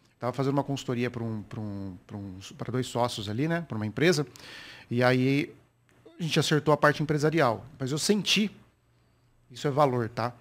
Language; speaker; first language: Portuguese; native; Portuguese